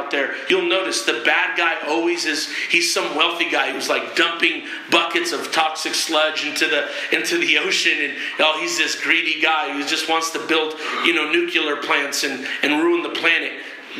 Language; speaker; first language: English; native; English